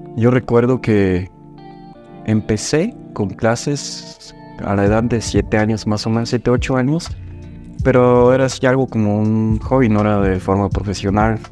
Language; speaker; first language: Spanish; non-native, fluent; Bulgarian